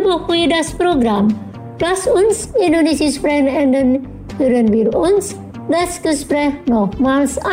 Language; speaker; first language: German; non-native, fluent; Indonesian